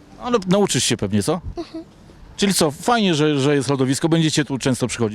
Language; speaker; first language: Polish; native; Polish